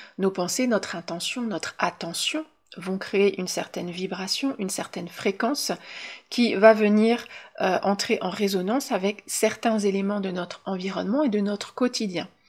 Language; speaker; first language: French; native; French